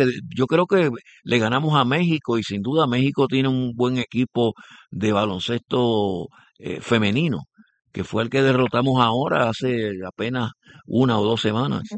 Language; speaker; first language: Spanish; native; Spanish